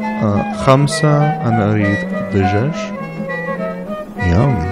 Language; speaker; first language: Arabic; non-native, learner; English